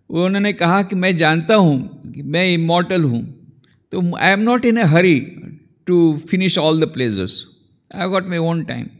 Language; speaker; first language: Hindi; non-native, local second language; Gujarati